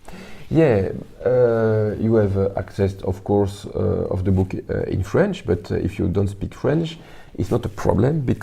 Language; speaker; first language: English; non-native, learner; French